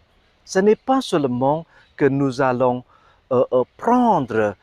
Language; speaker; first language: French; non-native, fluent; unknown